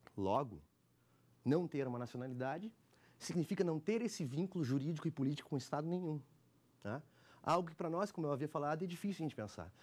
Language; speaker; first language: Portuguese; native; Portuguese